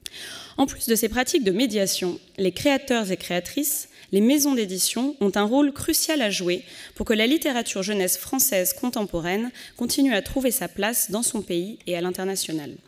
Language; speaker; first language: French; native; French